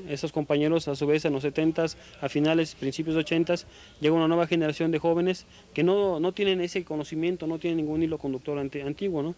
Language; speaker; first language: Spanish; native; Spanish